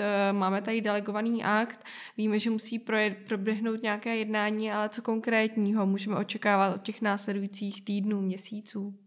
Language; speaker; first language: Czech; native; Czech